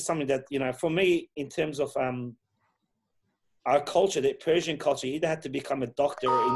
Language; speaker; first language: English; early bilingual, other home language; Persian